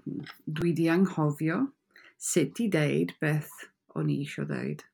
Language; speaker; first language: Welsh; non-native, learner; English